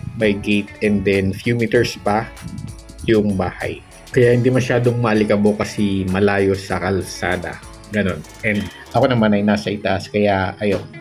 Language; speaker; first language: Filipino; non-native, local second language; Bikol